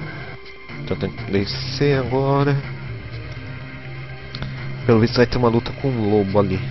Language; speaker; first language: Portuguese; native; Portuguese